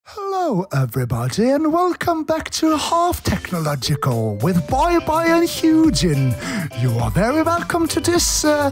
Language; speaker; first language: English; non-native, fluent; Norwegian